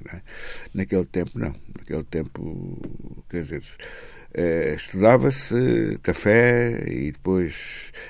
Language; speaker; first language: Portuguese; native; Portuguese